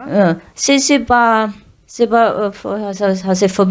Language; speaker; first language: French; non-native, learner; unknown